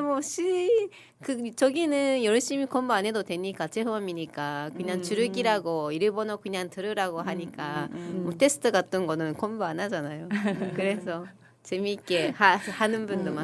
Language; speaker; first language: Korean; non-native, learner; Japanese